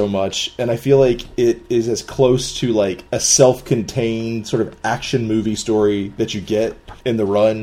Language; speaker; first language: English; native; English